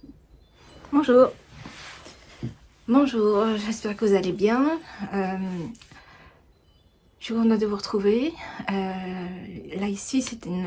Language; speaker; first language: French; native; French